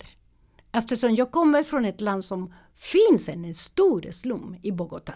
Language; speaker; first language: Swedish; non-native, learner; Spanish